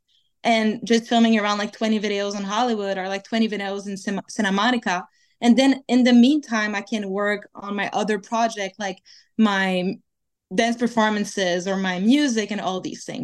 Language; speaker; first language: English; non-native, fluent; French